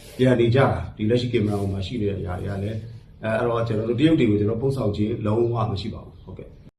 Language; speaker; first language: Burmese; non-native, local second language; S'gaw Karen